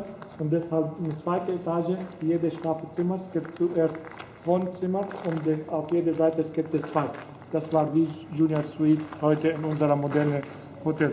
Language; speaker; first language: German; non-native, fluent; Arabic